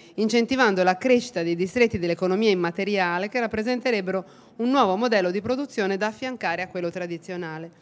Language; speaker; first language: Italian; native; Italian